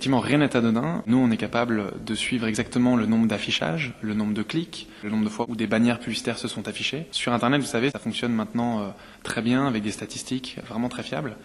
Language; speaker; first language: French; native; French